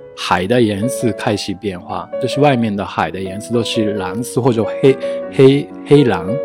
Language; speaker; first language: Chinese; non-native, fluent; Japanese